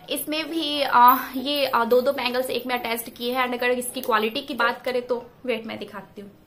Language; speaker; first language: Hindi; native; Hindi